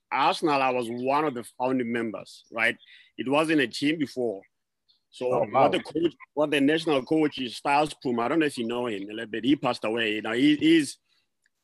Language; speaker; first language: English; non-native, local second language; Southern Sotho